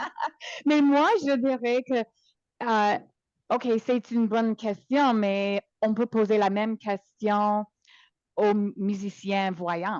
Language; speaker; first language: French; non-native, local second language; English